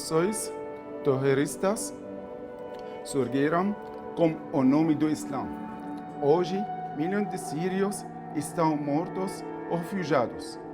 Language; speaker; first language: Portuguese; non-native, fluent; Arabic